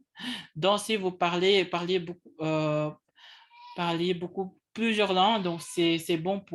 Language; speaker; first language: French; non-native, learner; English